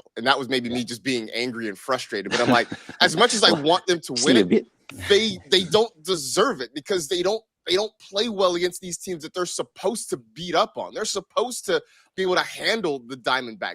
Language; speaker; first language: English; native; English